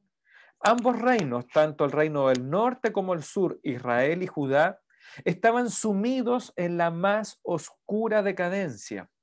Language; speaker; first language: Spanish; native; Spanish